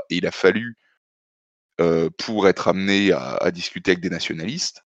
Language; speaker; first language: French; native; French